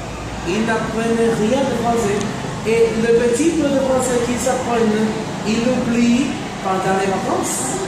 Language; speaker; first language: French; non-native, learner; Spanish